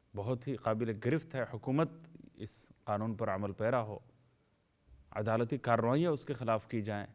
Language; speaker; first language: Urdu; native; Urdu